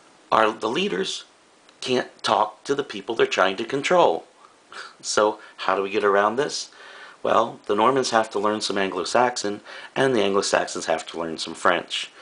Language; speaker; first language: English; native; English